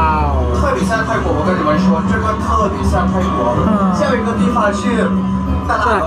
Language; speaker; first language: Chinese; non-native, fluent; Thai